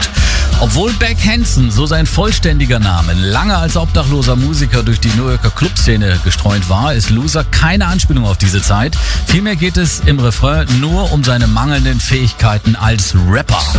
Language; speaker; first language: German; native; German